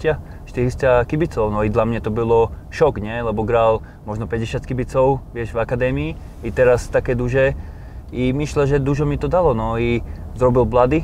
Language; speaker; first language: Polish; non-native, learner; Slovak